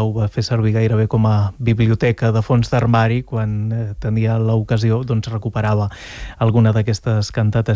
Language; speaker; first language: Catalan; native; Catalan